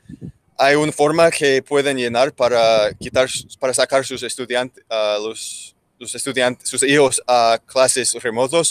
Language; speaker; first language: Spanish; non-native, learner; English